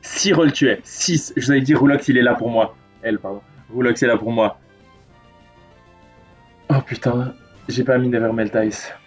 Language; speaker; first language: French; native; French